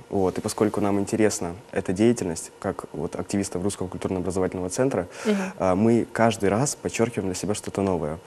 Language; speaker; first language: Russian; native; Russian